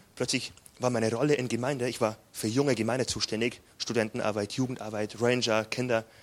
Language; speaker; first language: German; native; German